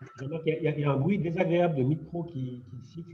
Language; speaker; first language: French; native; French